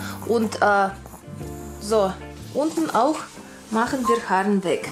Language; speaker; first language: German; non-native, learner; Russian